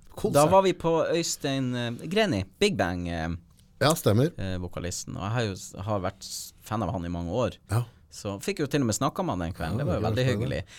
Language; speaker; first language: Norwegian; native; Norwegian